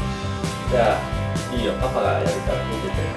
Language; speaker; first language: Japanese; native; Japanese